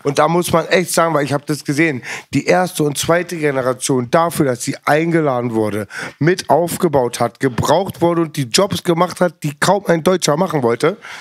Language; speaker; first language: German; native; German